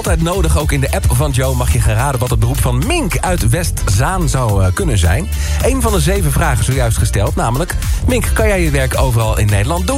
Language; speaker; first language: Dutch; native; Dutch